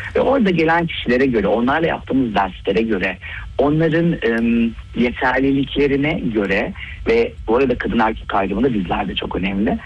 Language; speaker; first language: Turkish; native; Turkish